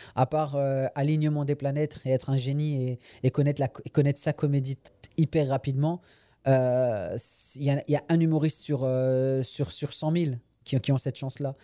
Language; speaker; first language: French; native; French